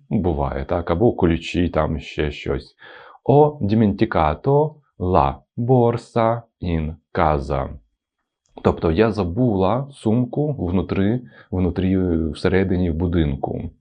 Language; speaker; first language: Ukrainian; non-native, local second language; Russian